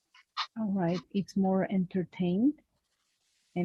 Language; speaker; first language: English; non-native, fluent; Spanish